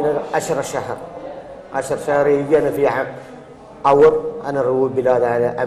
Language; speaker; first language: Arabic; non-native, learner; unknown